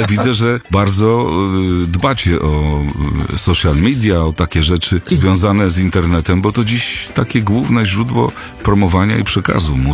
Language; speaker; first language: Polish; native; Polish